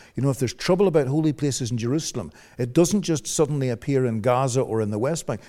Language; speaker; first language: English; native; English